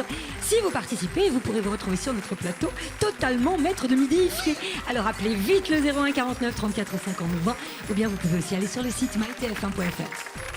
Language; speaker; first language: French; native; French